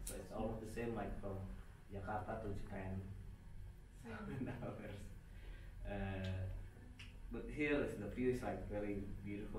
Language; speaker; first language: English; non-native, fluent; Indonesian